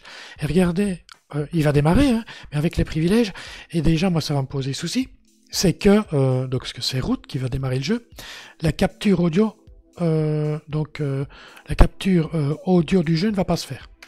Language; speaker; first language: French; native; French